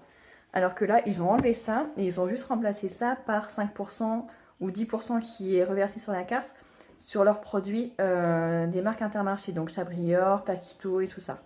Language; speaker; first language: French; native; French